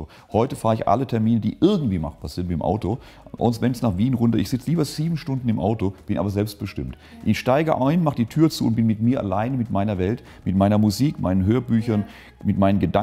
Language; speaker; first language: German; native; German